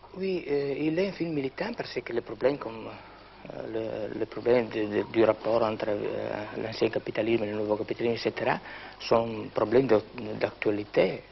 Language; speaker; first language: French; non-native, local second language; Italian